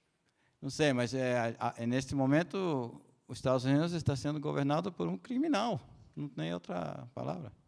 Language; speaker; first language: Portuguese; non-native, fluent; Spanish